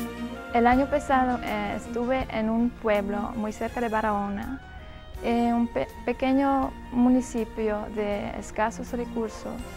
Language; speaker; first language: Spanish; non-native, fluent; Dutch